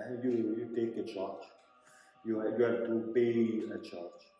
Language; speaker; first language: English; non-native, local second language; Italian